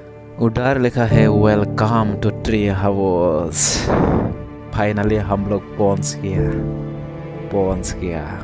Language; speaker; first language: Hindi; non-native, local second language; Bodo